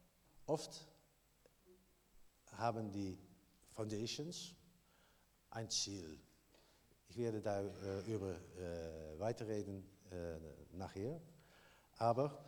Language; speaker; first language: German; non-native, learner; Dutch